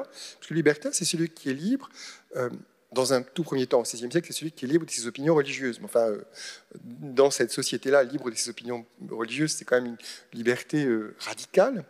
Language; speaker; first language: French; native; French